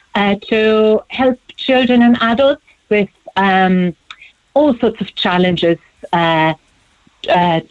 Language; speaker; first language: English; non-native, fluent; German